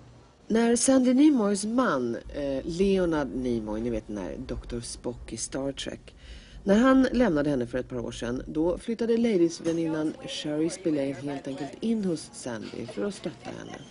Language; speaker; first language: Swedish; native; Swedish